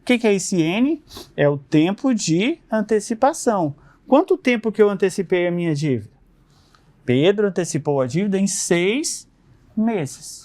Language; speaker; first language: Portuguese; native; Portuguese